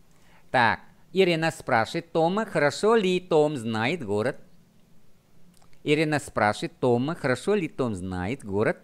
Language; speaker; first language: Russian; non-native, fluent; Vietnamese